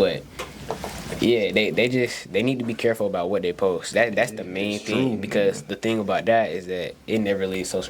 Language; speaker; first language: English; native; English